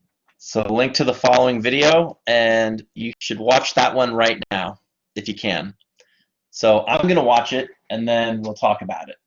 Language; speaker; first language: English; native; English